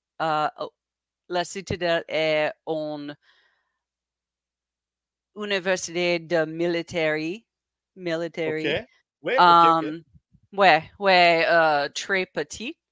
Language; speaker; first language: French; non-native, learner; English